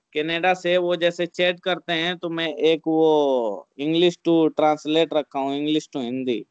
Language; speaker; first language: Hindi; native; Hindi